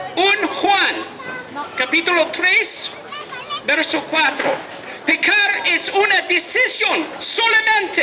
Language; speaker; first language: Spanish; non-native, learner; English